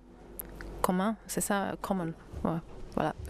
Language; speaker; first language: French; non-native, fluent; Greek